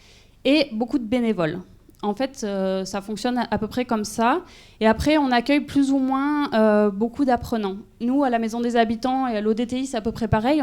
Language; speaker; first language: French; native; French